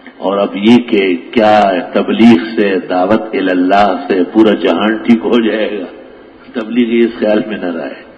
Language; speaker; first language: Urdu; non-native, local second language; Pashto